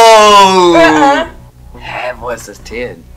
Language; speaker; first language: German; native; German